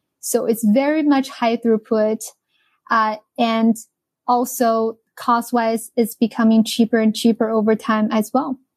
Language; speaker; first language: English; non-native, fluent; Chinese